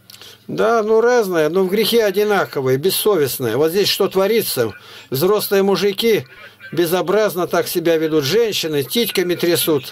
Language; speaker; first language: Russian; native; Russian